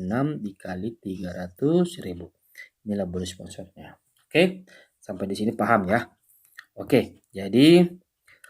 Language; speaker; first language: Indonesian; native; Indonesian